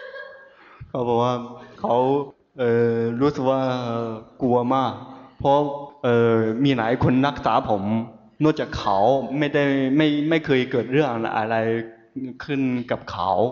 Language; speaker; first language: Thai; non-native, fluent; Chinese